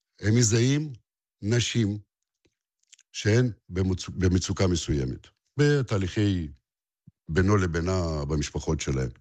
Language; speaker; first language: Hebrew; non-native, fluent; Russian